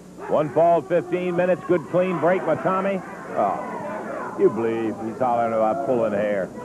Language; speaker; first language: English; native; English